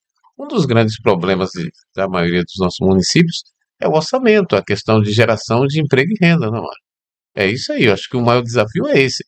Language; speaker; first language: Portuguese; native; Portuguese